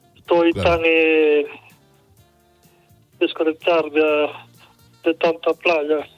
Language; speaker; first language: Spanish; non-native, local second language; Galician